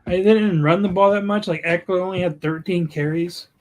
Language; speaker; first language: English; native; English